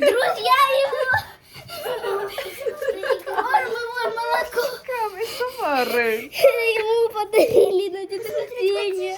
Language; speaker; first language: Russian; early bilingual, other home language; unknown